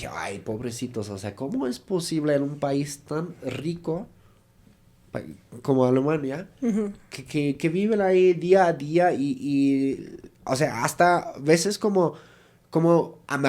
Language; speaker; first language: Spanish; native; Spanish